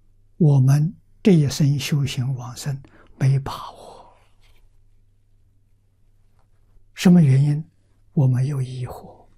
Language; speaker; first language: Chinese; native; Chinese